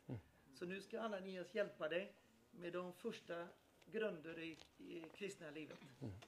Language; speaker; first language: Swedish; non-native, fluent; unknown